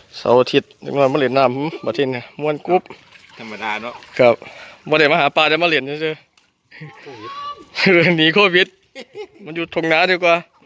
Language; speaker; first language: Thai; native; Thai